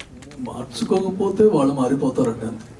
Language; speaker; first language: Telugu; native; Telugu